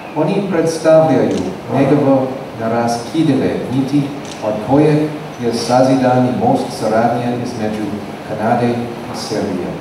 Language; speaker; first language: Serbian; non-native, learner; English